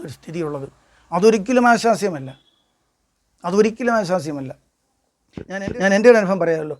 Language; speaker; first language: Malayalam; native; Malayalam